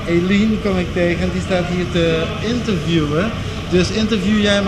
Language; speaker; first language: Dutch; non-native, local second language; Papiamento